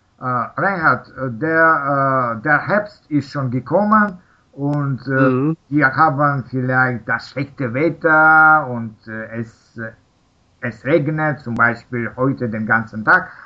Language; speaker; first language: German; non-native, learner; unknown